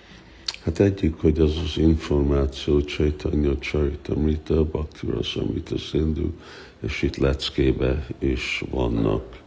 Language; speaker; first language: Hungarian; early bilingual, heritage; Hungarian